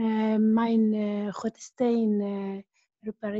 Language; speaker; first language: Dutch; non-native, learner; Arabic